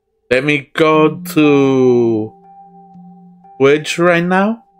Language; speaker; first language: English; early bilingual, other home language; Spanish